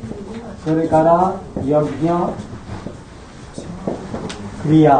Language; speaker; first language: Japanese; non-native, learner; Bangla